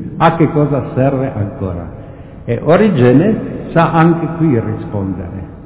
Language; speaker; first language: Italian; non-native, fluent; Czech